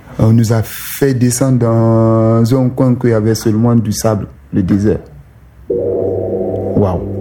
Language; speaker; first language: French; non-native, local second language; Susu